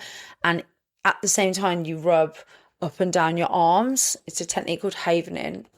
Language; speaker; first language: English; native; English